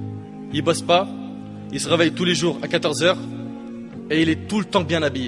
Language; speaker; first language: French; native; French